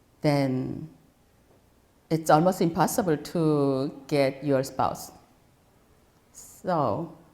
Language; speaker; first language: English; non-native, fluent; Korean